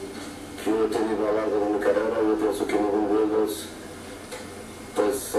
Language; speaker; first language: Spanish; non-native, fluent; Portuguese